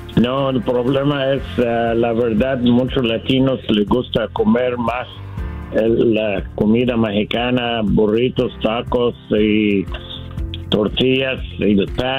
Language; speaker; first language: Spanish; non-native, learner; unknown